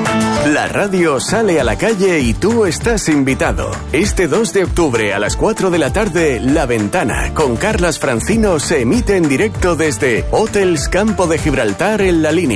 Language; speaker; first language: Spanish; native; Spanish